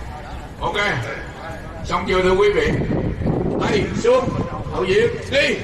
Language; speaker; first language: Vietnamese; native; Vietnamese